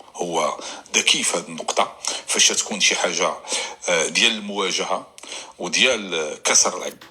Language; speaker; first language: Arabic; native; Arabic